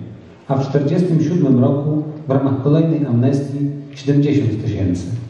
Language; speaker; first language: Polish; native; Polish